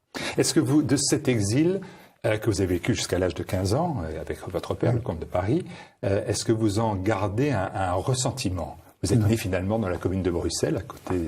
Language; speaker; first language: French; native; French